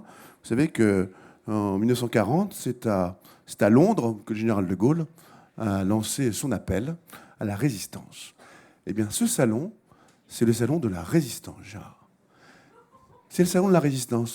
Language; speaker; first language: French; native; French